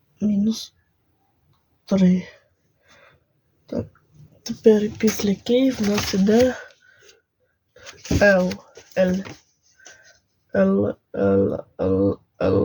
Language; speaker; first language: Ukrainian; non-native, local second language; Russian